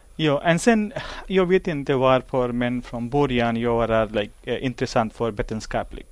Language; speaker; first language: Swedish; non-native, learner; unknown